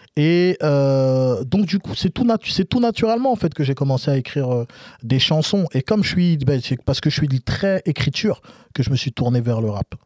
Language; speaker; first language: French; native; French